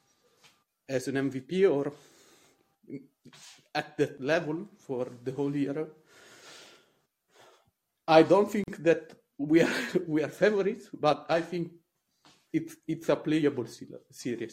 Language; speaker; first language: English; non-native, fluent; Italian